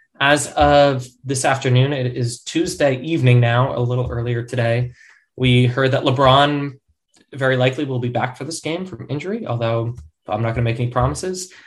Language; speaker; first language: English; native; English